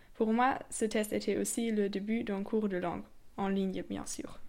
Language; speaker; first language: French; non-native, fluent; German